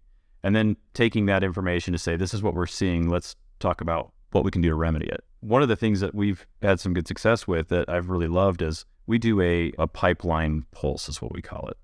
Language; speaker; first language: English; native; English